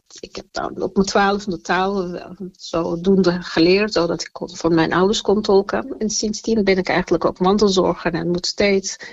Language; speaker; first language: Dutch; early bilingual, other home language; Turkish